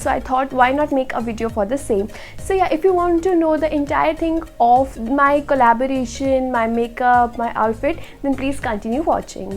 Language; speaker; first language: English; non-native, local second language; Hindi